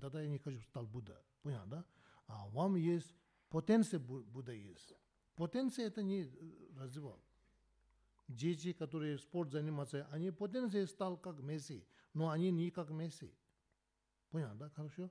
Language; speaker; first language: Russian; non-native, learner; Tibetan